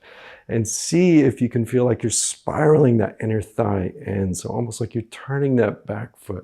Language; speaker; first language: English; native; English